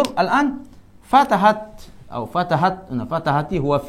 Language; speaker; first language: Arabic; non-native, fluent; Malay